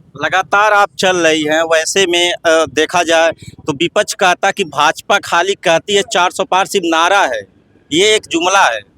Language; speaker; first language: Hindi; native; Hindi